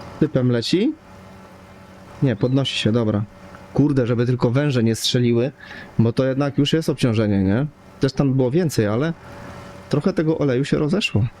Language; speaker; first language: Polish; native; Polish